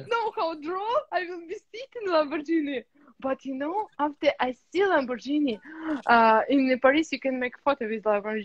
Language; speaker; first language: English; non-native, learner; Russian